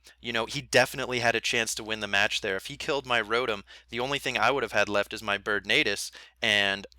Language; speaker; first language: English; native; English